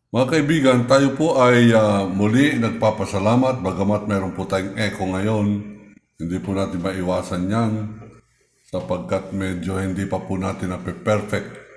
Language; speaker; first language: Filipino; non-native, local second language; Iloko